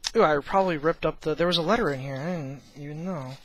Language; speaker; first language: English; native; English